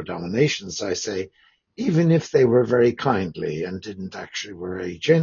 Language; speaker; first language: English; native; English